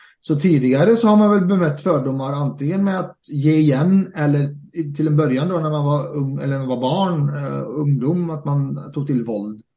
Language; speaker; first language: Swedish; early bilingual, other home language; Arabic